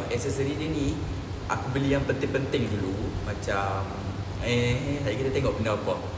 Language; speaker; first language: Malay; native; Malay